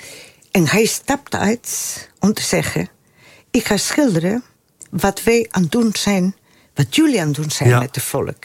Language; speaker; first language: Dutch; non-native, fluent; Spanish